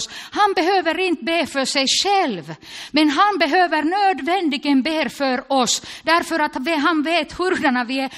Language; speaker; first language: Swedish; non-native, local second language; Finnish